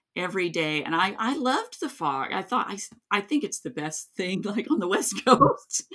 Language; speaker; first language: English; native; English